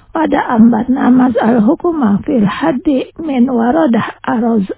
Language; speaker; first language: Arabic; non-native, learner; Indonesian